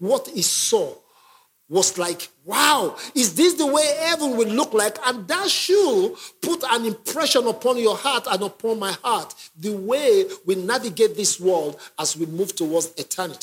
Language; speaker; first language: English; non-native, local second language; Yoruba